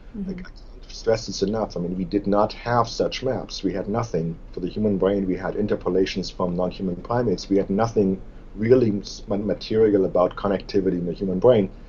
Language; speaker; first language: English; non-native, fluent; German